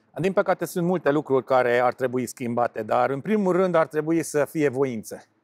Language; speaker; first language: Romanian; non-native, local second language; Hungarian